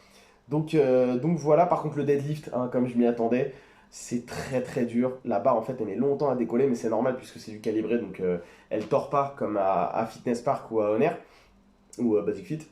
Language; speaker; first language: French; native; French